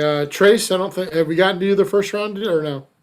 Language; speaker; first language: English; native; English